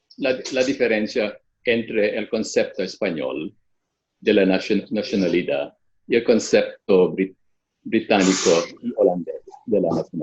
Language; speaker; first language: Spanish; non-native, fluent; Filipino